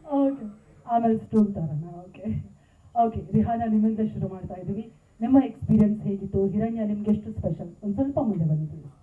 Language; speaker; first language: Kannada; native; Kannada